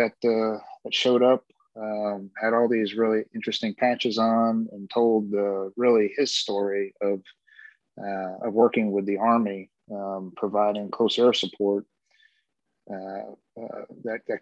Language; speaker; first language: English; native; English